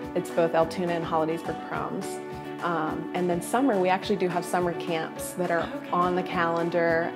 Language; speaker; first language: English; native; English